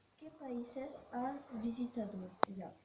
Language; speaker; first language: Spanish; non-native, learner; French